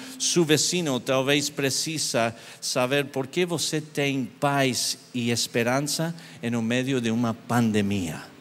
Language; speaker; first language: Portuguese; non-native, learner; English